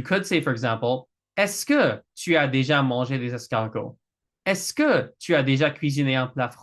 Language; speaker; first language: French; non-native, fluent; English